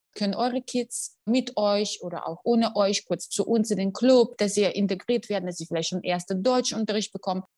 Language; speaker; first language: German; non-native, fluent; Russian